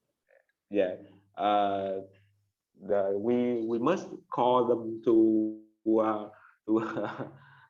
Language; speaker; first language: English; non-native, learner; Vietnamese